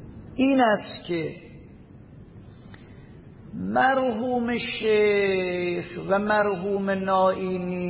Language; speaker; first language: Persian; native; Persian